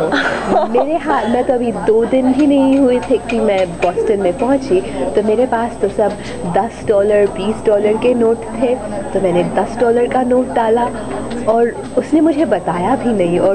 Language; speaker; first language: Hindi; native; Hindi